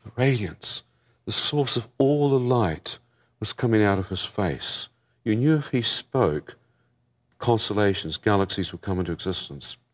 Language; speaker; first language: English; native; English